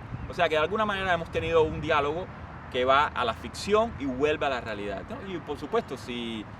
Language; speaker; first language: Spanish; native; Spanish